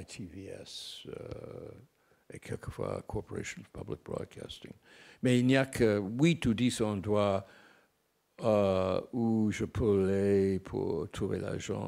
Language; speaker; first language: French; non-native, fluent; English